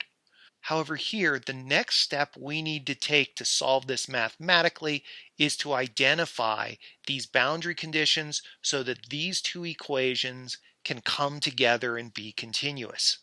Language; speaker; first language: English; native; English